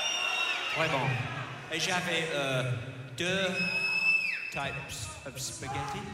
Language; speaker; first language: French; non-native, learner; English